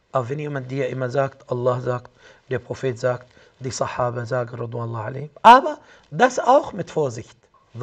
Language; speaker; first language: German; non-native, fluent; Arabic